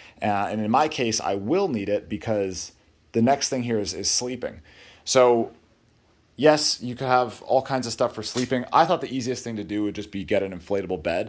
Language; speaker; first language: English; native; English